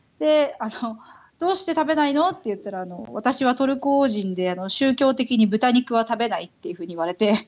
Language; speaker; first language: Japanese; native; Japanese